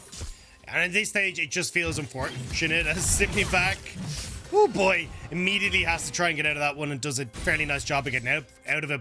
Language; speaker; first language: English; native; English